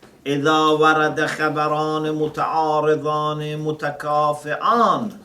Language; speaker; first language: Arabic; non-native, fluent; Persian